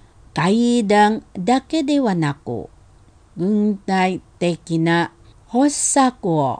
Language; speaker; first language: Japanese; non-native, fluent; Indonesian